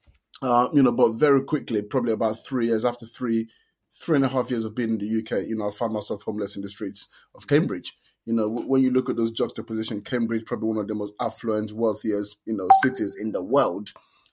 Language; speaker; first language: English; non-native, local second language; Yoruba